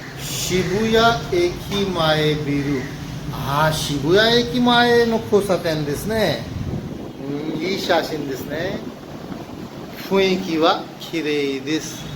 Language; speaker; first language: Japanese; non-native, fluent; Urdu